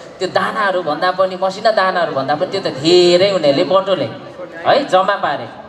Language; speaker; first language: Nepali; non-native, local second language; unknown